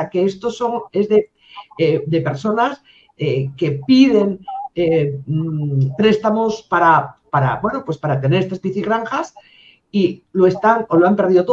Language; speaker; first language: Spanish; native; Spanish